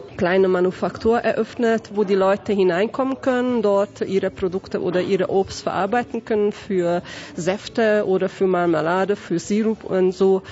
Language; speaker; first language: German; non-native, fluent; Hungarian